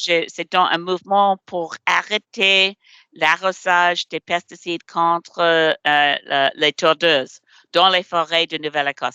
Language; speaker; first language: French; non-native, learner; English